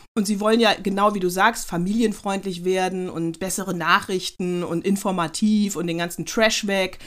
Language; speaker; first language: German; native; German